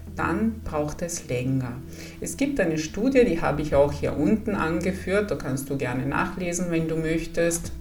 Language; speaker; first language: German; non-native, fluent; Italian